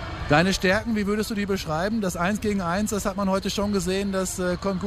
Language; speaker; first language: German; native; German